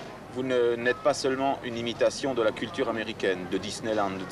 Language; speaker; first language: French; native; French